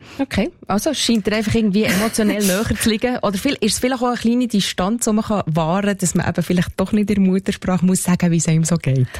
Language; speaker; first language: German; native; German